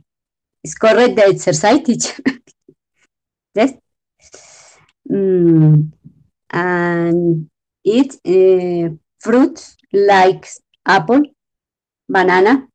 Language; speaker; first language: English; non-native, learner; Spanish